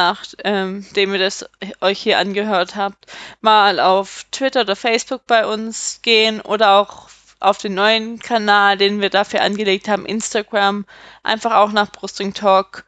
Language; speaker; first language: German; native; German